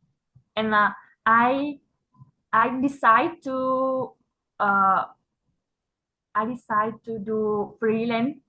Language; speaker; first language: English; non-native, learner; Vietnamese